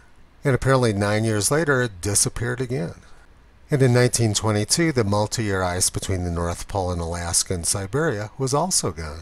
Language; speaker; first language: English; native; English